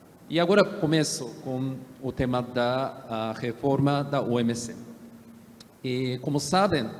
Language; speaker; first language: Portuguese; non-native, fluent; Japanese